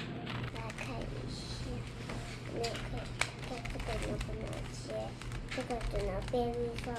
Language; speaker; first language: Chinese; native; Chinese